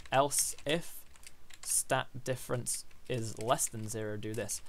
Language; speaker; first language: English; native; English